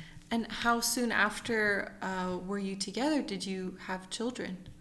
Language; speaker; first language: English; early bilingual, other home language; Persian